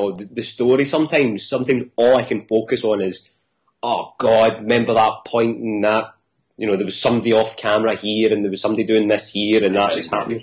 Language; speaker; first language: English; native; English